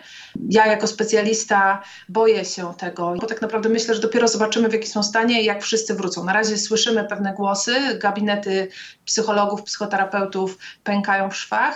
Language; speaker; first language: Polish; native; Polish